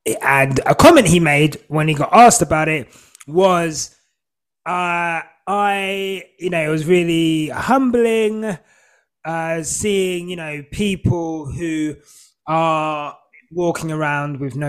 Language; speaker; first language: English; native; English